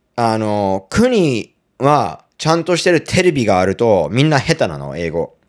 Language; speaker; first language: Japanese; non-native, fluent; English